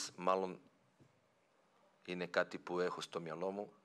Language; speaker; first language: Greek; non-native, fluent; Serbian